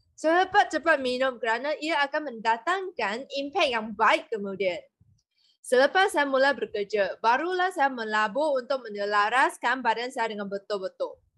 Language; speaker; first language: Malay; non-native, local second language; Chinese